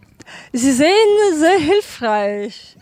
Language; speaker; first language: German; non-native, learner; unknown